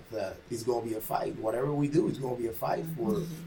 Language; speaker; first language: English; non-native, fluent; Spanish